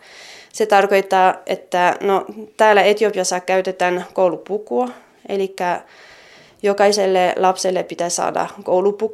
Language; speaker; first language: Finnish; non-native, fluent; French